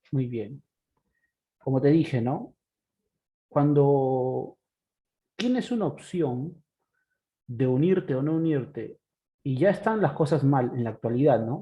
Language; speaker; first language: Spanish; native; Spanish